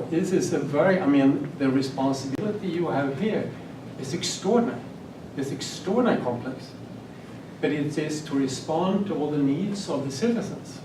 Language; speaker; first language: English; non-native, fluent; Swedish